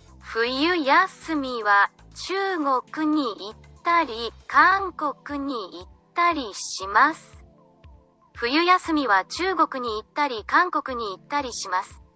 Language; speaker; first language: Japanese; non-native, learner; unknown